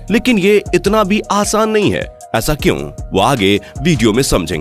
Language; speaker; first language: Hindi; native; Hindi